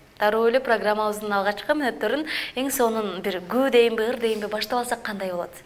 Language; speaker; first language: Kyrgyz; native; Kyrgyz